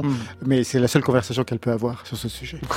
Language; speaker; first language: French; native; French